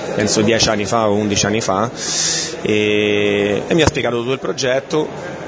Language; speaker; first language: Italian; non-native, fluent; Portuguese